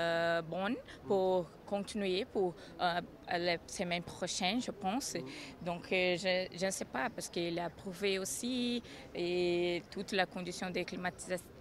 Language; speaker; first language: French; non-native, learner; Portuguese